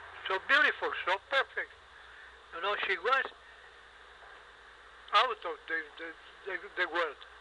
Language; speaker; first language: English; non-native, fluent; Spanish